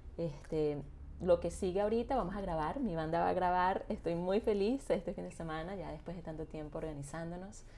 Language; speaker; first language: Spanish; native; Spanish